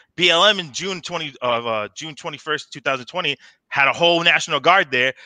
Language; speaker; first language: English; native; English